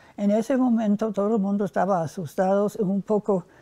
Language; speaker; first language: Spanish; non-native, fluent; English